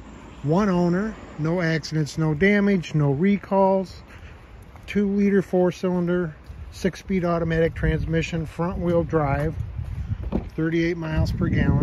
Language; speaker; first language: English; native; English